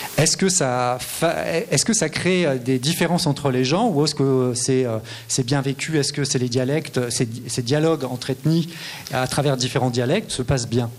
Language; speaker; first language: French; native; French